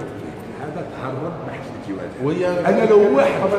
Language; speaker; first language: Arabic; native; Arabic